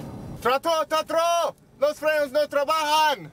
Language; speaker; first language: Spanish; non-native, learner; English